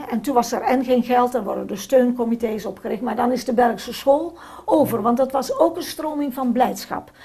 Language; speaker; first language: Dutch; native; Dutch